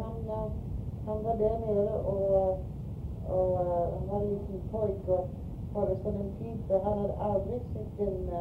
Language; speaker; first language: Swedish; early bilingual, heritage; Swedish